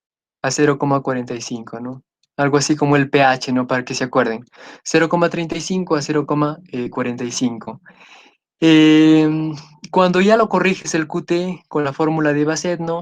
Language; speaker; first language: Spanish; native; Spanish